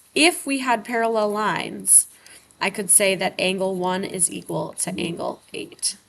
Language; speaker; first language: English; native; English